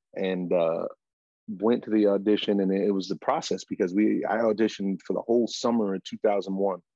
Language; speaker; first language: English; native; English